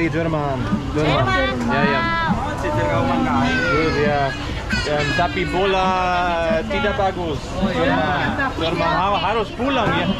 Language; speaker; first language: Indonesian; non-native, learner; German